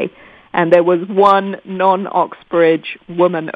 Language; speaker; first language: English; non-native, local second language; Gujarati